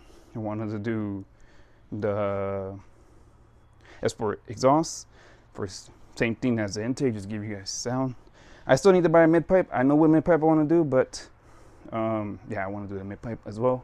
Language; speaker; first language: English; native; English